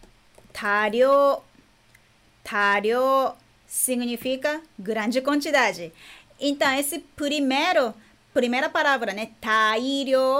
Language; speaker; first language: Portuguese; non-native, fluent; Japanese